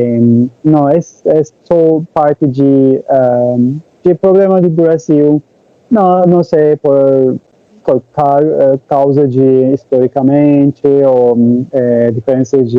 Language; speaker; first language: Portuguese; non-native, learner; Turkish